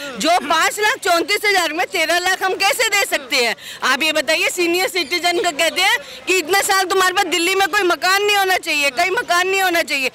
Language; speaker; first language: Hindi; native; Hindi